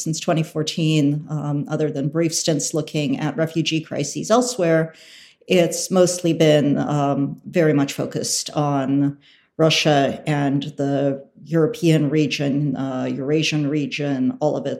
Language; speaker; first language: English; early bilingual, other home language; Russian